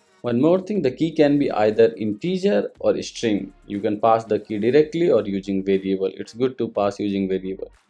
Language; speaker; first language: English; non-native, local second language; Hindi